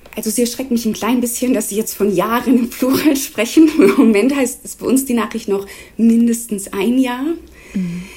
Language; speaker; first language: German; native; German